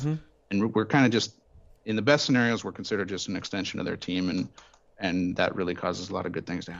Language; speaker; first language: English; native; English